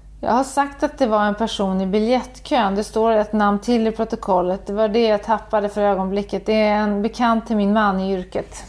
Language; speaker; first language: Swedish; native; Swedish